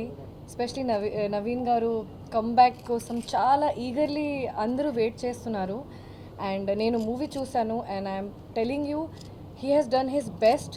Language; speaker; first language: Telugu; non-native, fluent; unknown